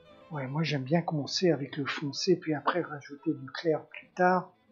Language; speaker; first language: French; native; French